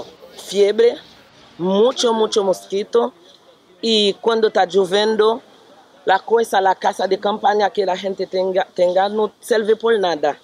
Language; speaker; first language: Spanish; non-native, learner; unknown